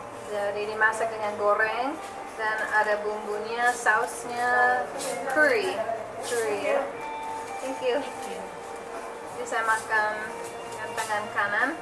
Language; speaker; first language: Indonesian; non-native, fluent; English